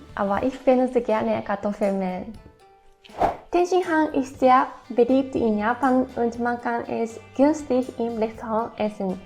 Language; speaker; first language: German; non-native, fluent; Japanese